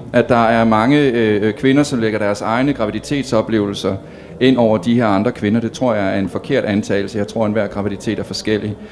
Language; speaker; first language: Danish; native; Danish